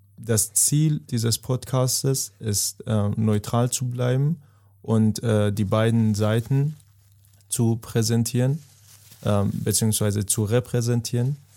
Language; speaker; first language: German; non-native, fluent; Persian